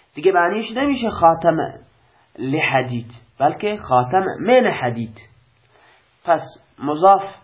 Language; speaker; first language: Persian; non-native, local second language; Baluchi